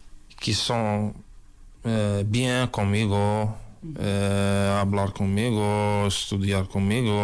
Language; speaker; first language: Spanish; non-native, learner; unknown